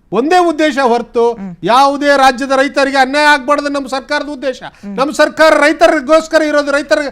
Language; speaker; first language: Kannada; native; Kannada